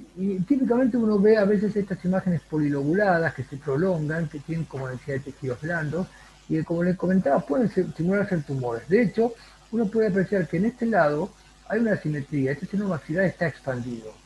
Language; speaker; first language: Spanish; native; Spanish